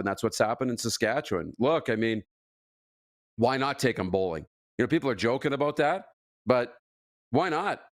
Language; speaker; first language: English; native; English